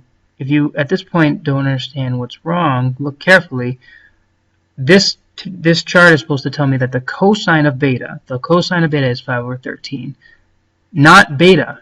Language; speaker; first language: English; native; English